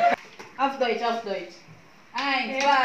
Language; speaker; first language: German; non-native, learner; Filipino